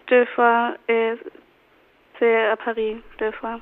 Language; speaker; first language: French; non-native, learner; German